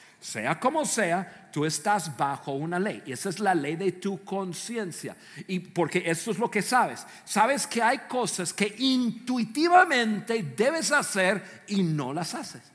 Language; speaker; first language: Spanish; non-native, fluent; English